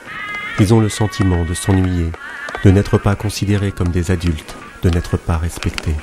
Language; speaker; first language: French; native; French